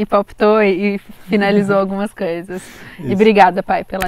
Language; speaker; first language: Portuguese; native; Portuguese